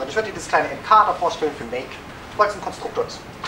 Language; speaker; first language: German; native; German